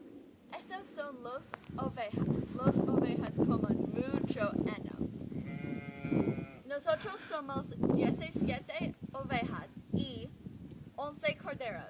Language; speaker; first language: Spanish; non-native, learner; English